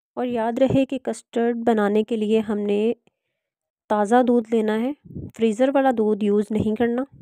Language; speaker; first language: Urdu; non-native, local second language; Punjabi